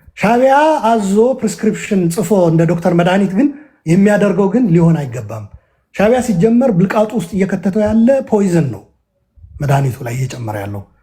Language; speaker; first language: Amharic; non-native, local second language; Tigrinya